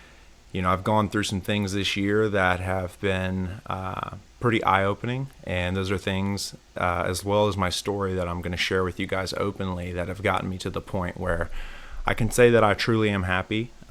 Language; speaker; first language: English; native; English